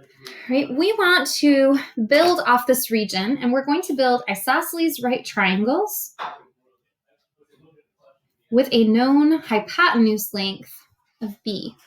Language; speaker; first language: English; native; English